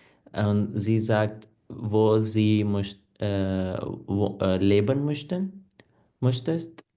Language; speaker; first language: German; non-native, learner; Punjabi